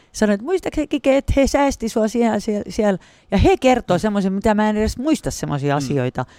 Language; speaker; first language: Finnish; native; Finnish